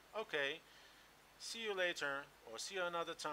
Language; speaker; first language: English; non-native, local second language; Arabic